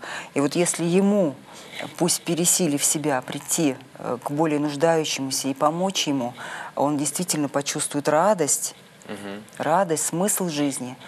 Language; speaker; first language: Russian; native; Russian